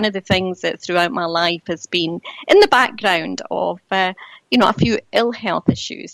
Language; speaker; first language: English; native; English